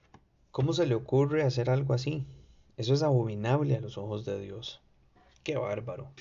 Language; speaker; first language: Spanish; native; Spanish